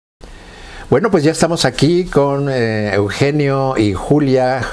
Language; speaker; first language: Spanish; native; Spanish